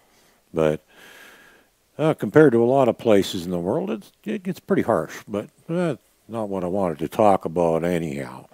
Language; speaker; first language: English; native; English